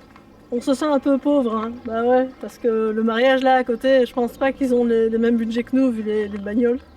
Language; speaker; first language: French; native; French